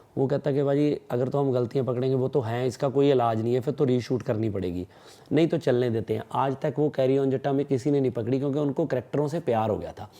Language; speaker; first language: Hindi; non-native, local second language; Punjabi